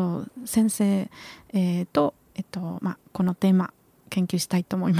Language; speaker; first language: Japanese; non-native, learner; Spanish